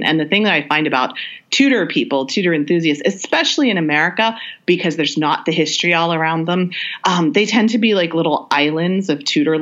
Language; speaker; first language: English; native; English